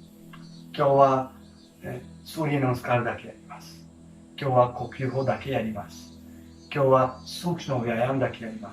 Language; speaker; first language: Japanese; non-native, fluent; Hindi